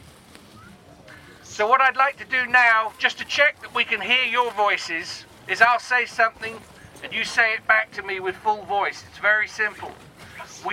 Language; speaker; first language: English; native; English